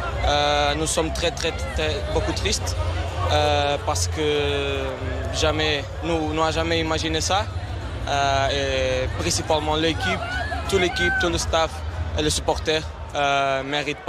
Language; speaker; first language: French; non-native, learner; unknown